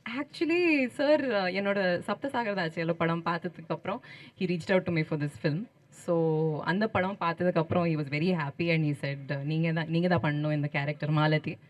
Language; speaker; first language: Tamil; non-native, learner; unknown